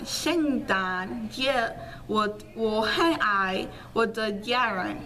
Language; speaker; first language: Chinese; non-native, learner; Spanish